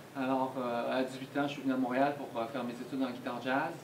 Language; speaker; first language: French; early bilingual, other home language; Vietnamese